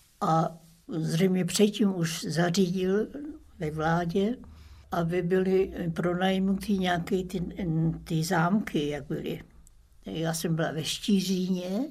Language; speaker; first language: Czech; early bilingual, other home language; German